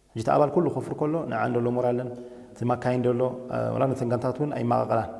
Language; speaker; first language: Tigrinya; native; Tigrinya